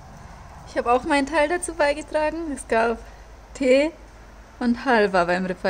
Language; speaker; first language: German; native; German